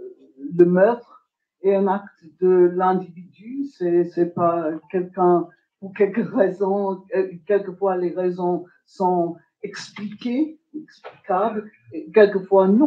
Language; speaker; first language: French; non-native, fluent; English